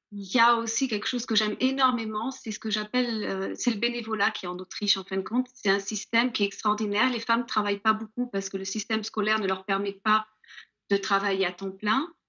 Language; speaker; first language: French; native; French